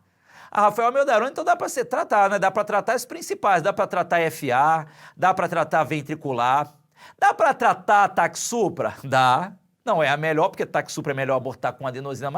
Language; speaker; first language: Portuguese; native; Portuguese